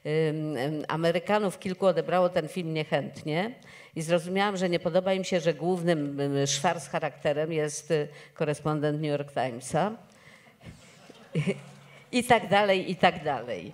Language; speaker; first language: Polish; native; Polish